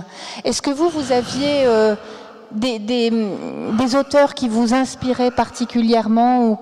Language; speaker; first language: French; native; French